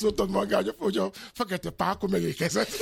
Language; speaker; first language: Hungarian; non-native, learner; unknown